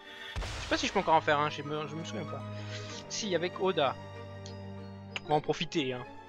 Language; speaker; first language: French; native; French